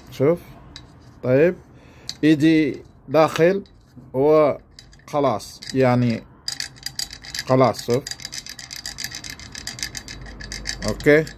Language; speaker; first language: Arabic; non-native, learner; Filipino